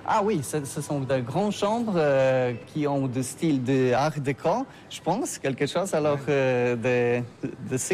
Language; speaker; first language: French; non-native, learner; Polish